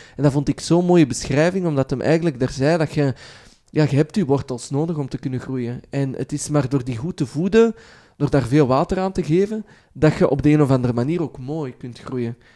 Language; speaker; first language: Dutch; early bilingual, other home language; Arabic